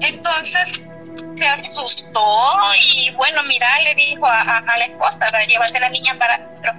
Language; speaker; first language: Spanish; native; Spanish